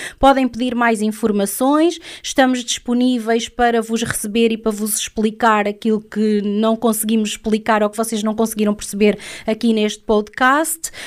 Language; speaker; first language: Portuguese; native; Portuguese